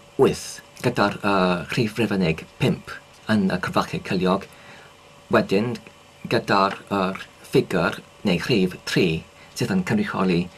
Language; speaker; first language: Welsh; non-native, learner; English